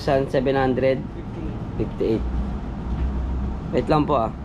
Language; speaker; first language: Filipino; native; Filipino